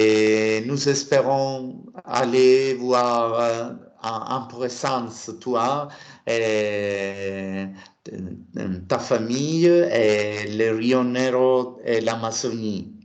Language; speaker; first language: French; non-native, learner; Italian